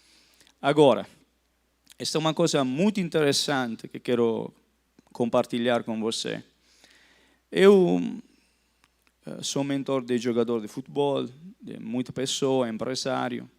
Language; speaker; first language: Portuguese; non-native, fluent; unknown